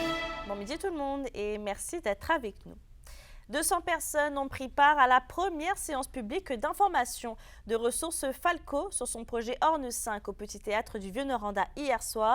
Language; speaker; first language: French; native; French